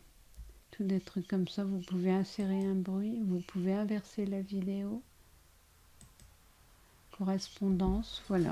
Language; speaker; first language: French; native; French